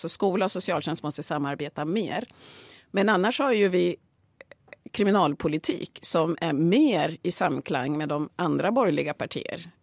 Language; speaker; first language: Swedish; early bilingual, other home language; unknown